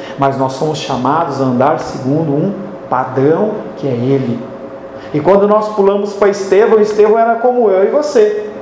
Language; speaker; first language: Portuguese; native; Portuguese